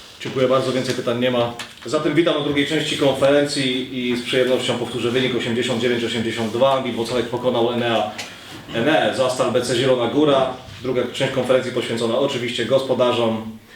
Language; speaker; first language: Polish; native; Polish